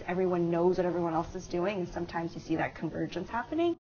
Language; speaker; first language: English; native; English